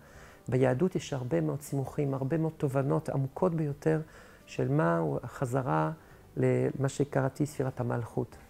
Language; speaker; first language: Hebrew; non-native, fluent; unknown